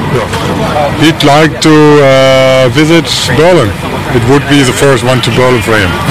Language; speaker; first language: English; non-native, fluent; German